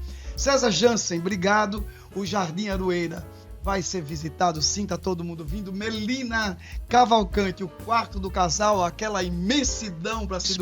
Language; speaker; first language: Portuguese; native; Portuguese